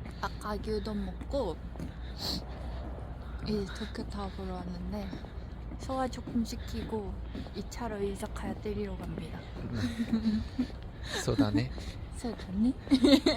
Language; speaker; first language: Korean; non-native, fluent; Japanese